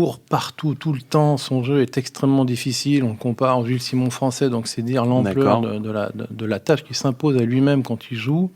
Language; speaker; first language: French; native; French